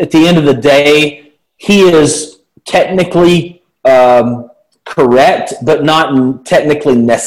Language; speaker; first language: English; native; English